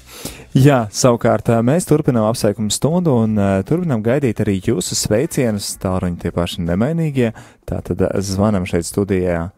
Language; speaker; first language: Latvian; native; Latvian